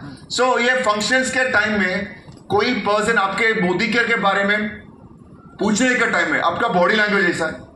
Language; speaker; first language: Hindi; non-native, local second language; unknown